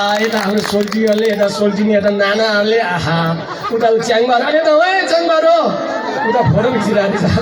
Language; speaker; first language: Nepali; non-native, local second language; Eastern Tamang